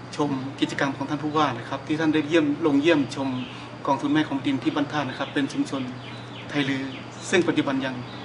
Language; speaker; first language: Thai; native; Thai